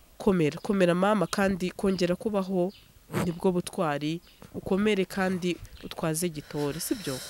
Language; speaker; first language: Kinyarwanda; native; Kinyarwanda